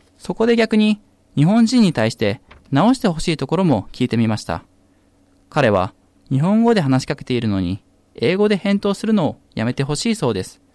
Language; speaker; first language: Japanese; native; Japanese